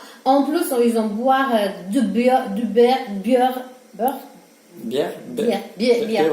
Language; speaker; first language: French; non-native, learner; Ukrainian